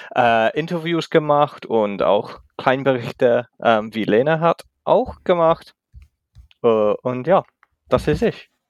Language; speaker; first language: German; non-native, learner; English